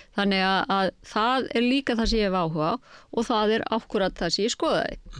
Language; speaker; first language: Icelandic; native; Icelandic